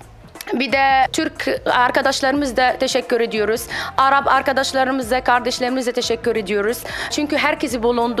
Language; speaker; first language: Turkish; non-native, fluent; Arabic